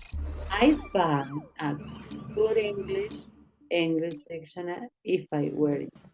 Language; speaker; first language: English; non-native, learner; Spanish